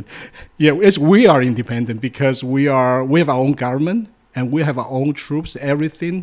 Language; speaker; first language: English; non-native, fluent; Chinese